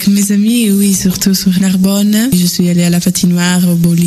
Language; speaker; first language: French; non-native, fluent; Italian